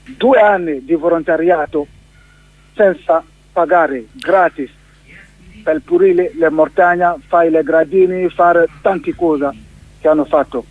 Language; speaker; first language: Italian; non-native, learner; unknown